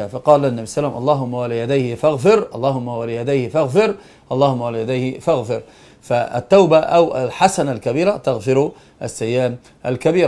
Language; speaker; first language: Arabic; native; Arabic